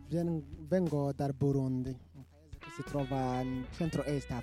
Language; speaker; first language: Italian; non-native, local second language; Rundi